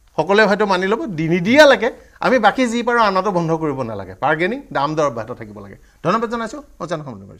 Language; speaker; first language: Assamese; native; Assamese